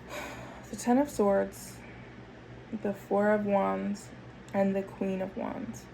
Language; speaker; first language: English; native; English